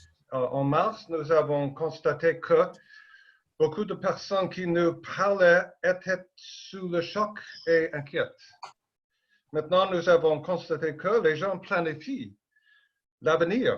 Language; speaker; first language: French; non-native, fluent; English